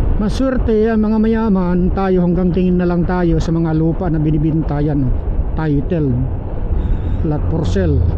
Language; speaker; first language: Filipino; non-native, local second language; Cebuano